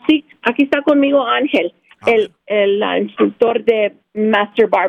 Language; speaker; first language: Spanish; early bilingual, heritage; Spanish